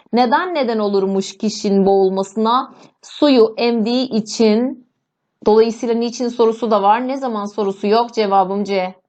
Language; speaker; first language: Turkish; native; Turkish